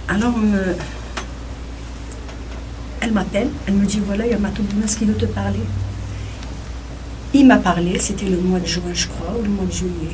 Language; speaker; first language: French; non-native, local second language; Kabyle